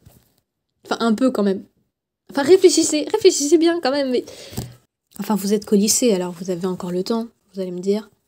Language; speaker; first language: French; native; French